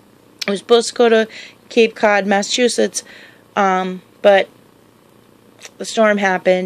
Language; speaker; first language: English; native; English